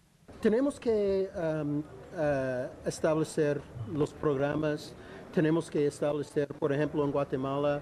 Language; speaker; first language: Spanish; non-native, fluent; English